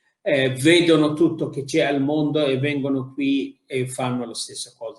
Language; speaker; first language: Italian; non-native, fluent; Arabic